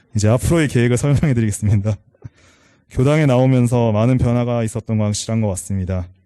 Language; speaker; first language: Korean; native; Korean